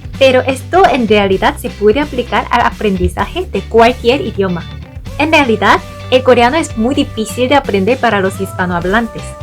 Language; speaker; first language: Spanish; non-native, fluent; Korean